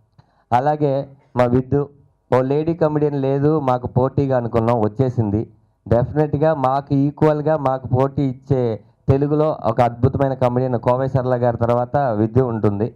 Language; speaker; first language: Telugu; native; Telugu